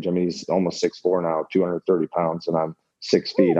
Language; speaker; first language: English; native; English